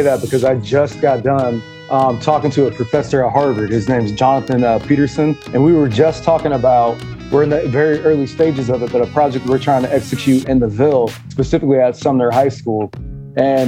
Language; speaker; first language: English; native; English